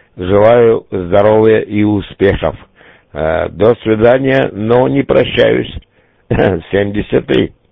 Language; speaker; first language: Russian; native; Russian